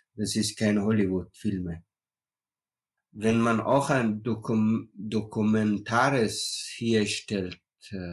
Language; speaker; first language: German; non-native, learner; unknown